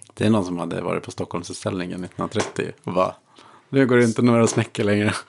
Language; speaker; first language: Swedish; native; Swedish